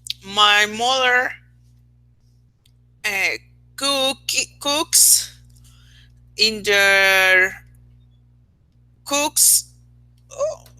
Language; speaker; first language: English; non-native, learner; Spanish